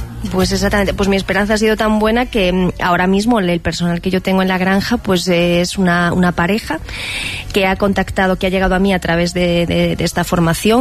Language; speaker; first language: Spanish; native; Spanish